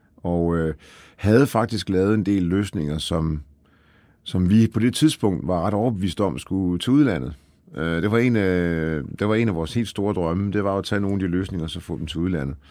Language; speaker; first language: Danish; early bilingual, other home language; Polish